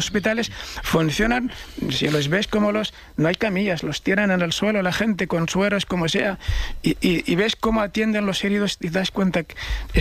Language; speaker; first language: Spanish; non-native, fluent; Arabic